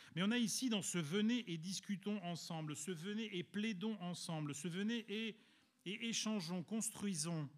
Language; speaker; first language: French; early bilingual, other home language; Italian